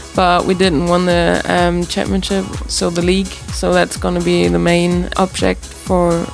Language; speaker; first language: English; non-native, fluent; German